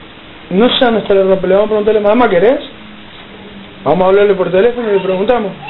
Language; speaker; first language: Spanish; native; Spanish